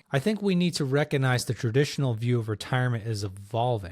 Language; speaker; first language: English; native; English